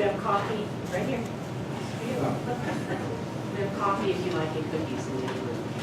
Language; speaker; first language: English; native; English